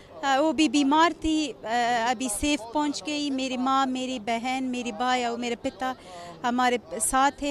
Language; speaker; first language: Hindi; non-native, fluent; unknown